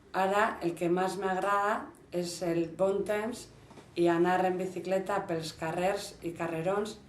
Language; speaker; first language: Catalan; non-native, learner; Spanish